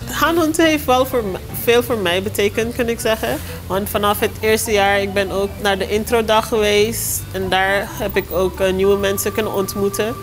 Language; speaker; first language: Dutch; non-native, local second language; English